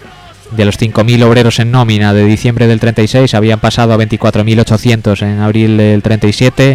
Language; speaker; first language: Spanish; native; Spanish